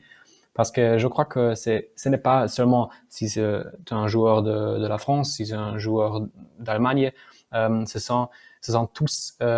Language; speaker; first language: French; non-native, learner; German